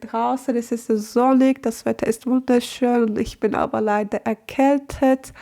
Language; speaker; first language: German; non-native, learner; Turkish